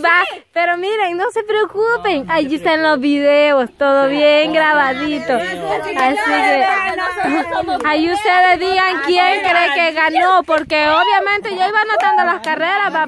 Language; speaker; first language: Spanish; native; Spanish